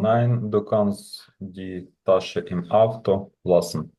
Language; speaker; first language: German; non-native, learner; Ukrainian